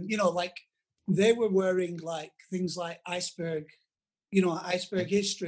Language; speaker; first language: English; native; English